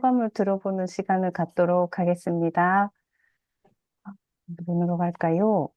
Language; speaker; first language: Korean; native; Korean